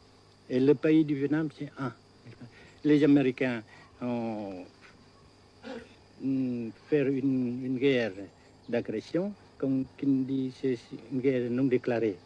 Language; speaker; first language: French; non-native, local second language; Vietnamese